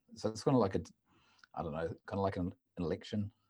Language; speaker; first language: English; native; English